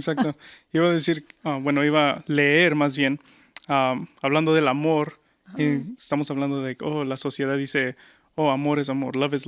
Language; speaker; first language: Spanish; early bilingual, heritage; Spanish